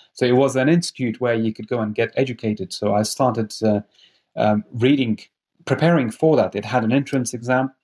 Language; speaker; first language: English; non-native, fluent; Persian